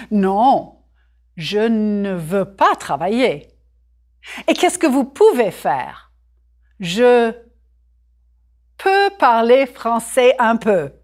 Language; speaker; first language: French; non-native, fluent; English